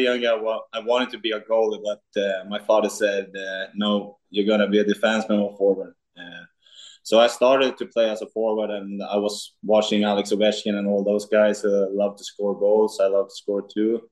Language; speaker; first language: English; non-native, fluent; Swedish